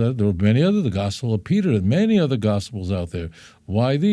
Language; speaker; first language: English; native; English